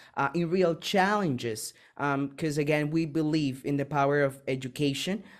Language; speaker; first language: English; non-native, fluent; Spanish